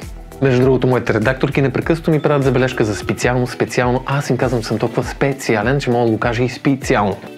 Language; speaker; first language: Bulgarian; native; Bulgarian